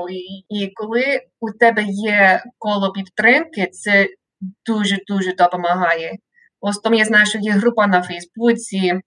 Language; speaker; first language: Ukrainian; non-native, fluent; English